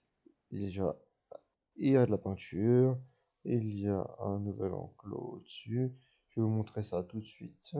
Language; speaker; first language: French; native; French